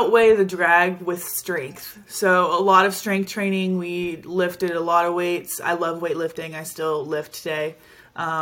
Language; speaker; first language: English; native; English